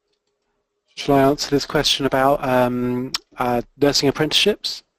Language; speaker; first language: English; native; English